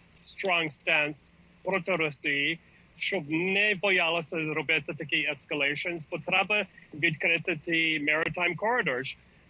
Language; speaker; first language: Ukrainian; early bilingual, heritage; English